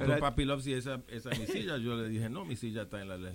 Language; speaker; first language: Spanish; non-native, local second language; English